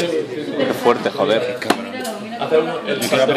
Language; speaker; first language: Spanish; native; Spanish